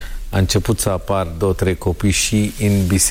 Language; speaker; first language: Romanian; non-native, learner; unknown